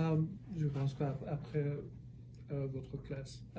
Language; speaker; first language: French; non-native, learner; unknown